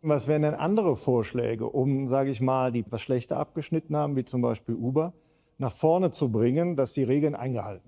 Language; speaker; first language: German; native; German